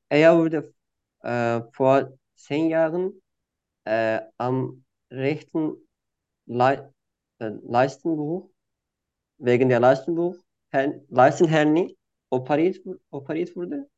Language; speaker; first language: German; non-native, fluent; Turkish